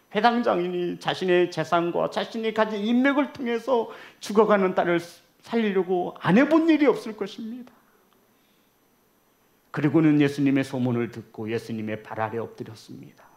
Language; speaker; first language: Korean; native; Korean